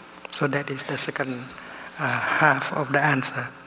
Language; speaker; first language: English; non-native, fluent; Vietnamese